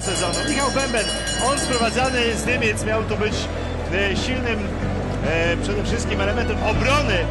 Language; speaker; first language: Polish; native; Polish